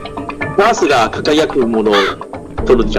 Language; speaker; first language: Japanese; non-native, learner; Chinese